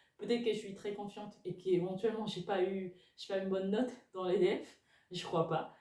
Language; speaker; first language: French; non-native, fluent; Spanish